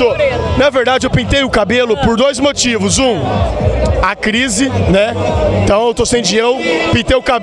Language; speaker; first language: Portuguese; native; Portuguese